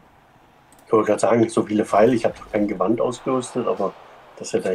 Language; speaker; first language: German; native; German